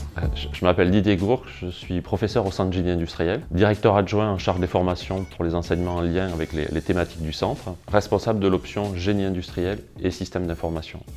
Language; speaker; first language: French; native; French